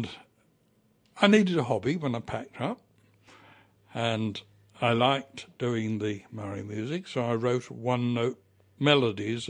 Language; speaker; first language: English; native; English